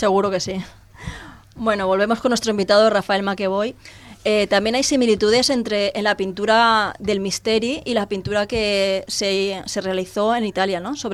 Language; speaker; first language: Spanish; native; Spanish